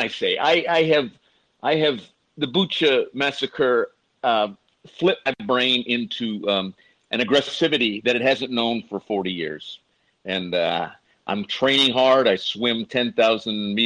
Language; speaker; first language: English; native; English